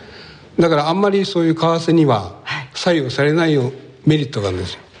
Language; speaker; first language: Japanese; native; Japanese